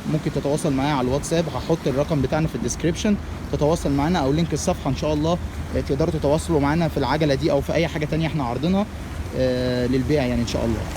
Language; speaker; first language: Arabic; native; Arabic